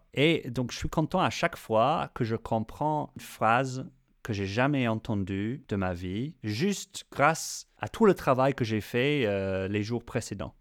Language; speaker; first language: French; non-native, fluent; English